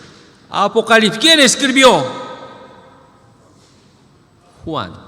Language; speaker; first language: Spanish; non-native, learner; Korean